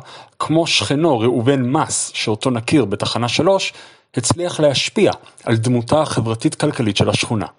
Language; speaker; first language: Hebrew; native; Hebrew